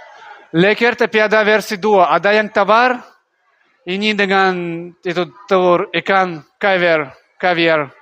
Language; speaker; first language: Indonesian; non-native, learner; Russian